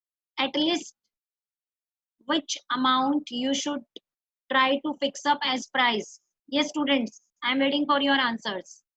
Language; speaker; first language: English; non-native, local second language; Hindi